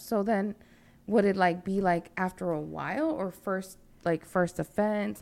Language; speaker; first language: English; early bilingual, other home language; Spanish